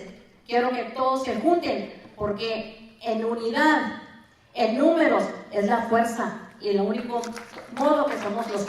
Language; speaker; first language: Spanish; early bilingual, heritage; Spanish